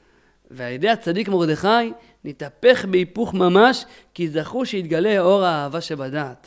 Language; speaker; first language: Hebrew; native; Hebrew